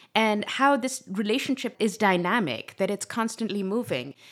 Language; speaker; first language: English; non-native, local second language; Urdu